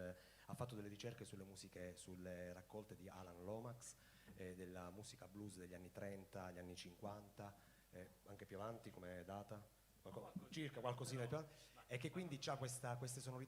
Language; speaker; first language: Italian; native; Italian